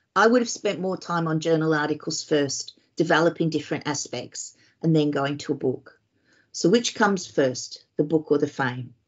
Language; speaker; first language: English; native; English